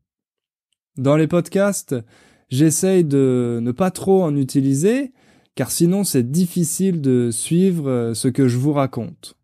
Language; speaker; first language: French; native; French